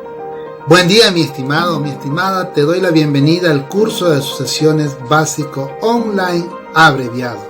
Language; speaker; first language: Spanish; native; Spanish